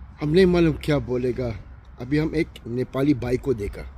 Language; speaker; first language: Hindi; non-native, learner; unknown